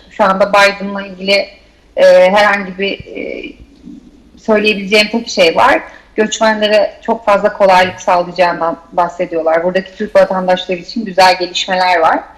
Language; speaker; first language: Turkish; native; Turkish